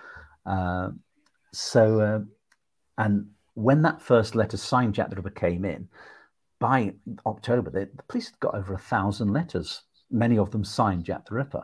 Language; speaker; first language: English; native; English